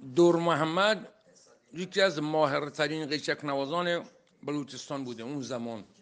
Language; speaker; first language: Persian; non-native, local second language; Baluchi